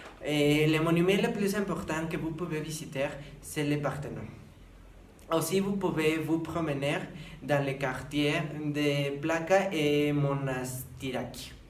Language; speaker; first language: French; non-native, learner; Spanish